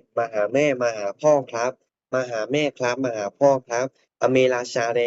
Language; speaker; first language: Thai; non-native, fluent; Burmese